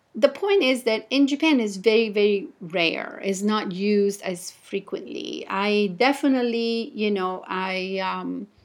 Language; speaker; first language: English; non-native, fluent; Italian